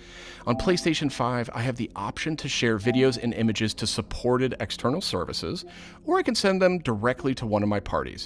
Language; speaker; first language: English; native; English